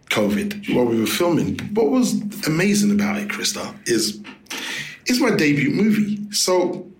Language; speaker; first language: English; native; English